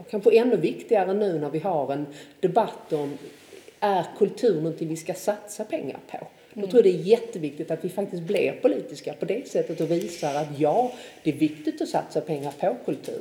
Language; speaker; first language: Swedish; native; Swedish